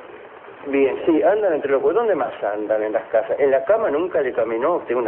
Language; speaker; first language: Spanish; native; Spanish